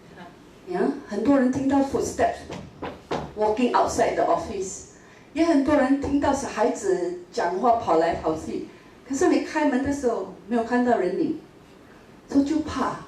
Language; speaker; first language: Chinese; non-native, local second language; Min Nan Chinese